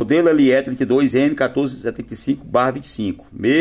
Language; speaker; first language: Portuguese; native; Portuguese